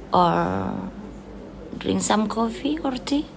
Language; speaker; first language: English; non-native, learner; Indonesian